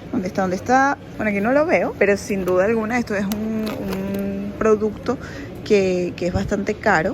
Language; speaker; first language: Spanish; native; Spanish